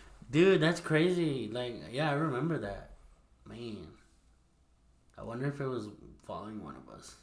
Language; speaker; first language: English; early bilingual, other home language; Spanish